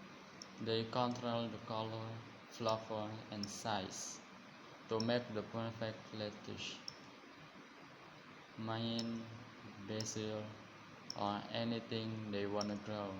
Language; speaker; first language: English; non-native, learner; Indonesian